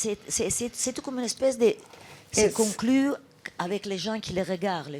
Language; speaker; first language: French; non-native, fluent; Italian